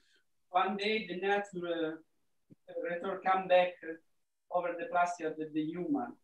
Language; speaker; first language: English; non-native, learner; Italian